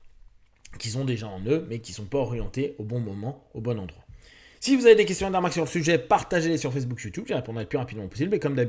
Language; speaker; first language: French; native; French